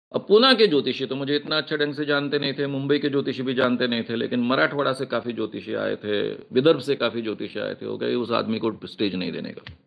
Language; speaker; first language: Hindi; non-native, local second language; Marathi